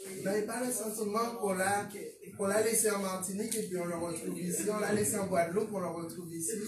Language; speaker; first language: French; native; French